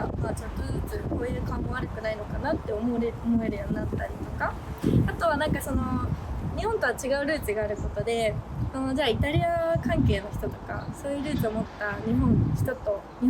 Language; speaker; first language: Japanese; native; Japanese